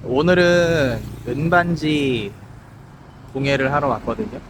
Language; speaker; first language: Korean; native; Korean